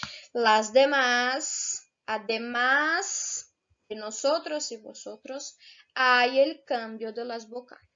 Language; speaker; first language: Spanish; non-native, fluent; Portuguese